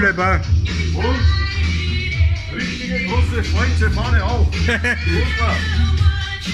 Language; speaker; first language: German; non-native, learner; Bulgarian